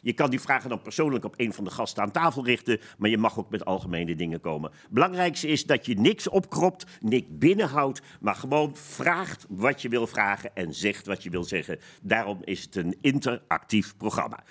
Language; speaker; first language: Dutch; native; Dutch